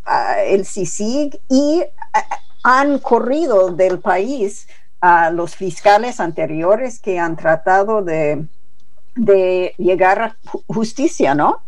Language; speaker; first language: Spanish; non-native, fluent; English